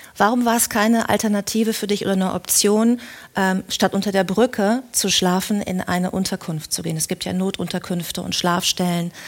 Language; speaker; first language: German; native; German